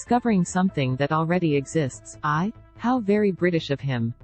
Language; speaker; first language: English; native; English